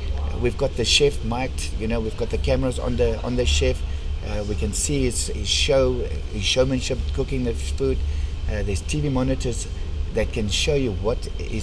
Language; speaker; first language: English; non-native, local second language; Afrikaans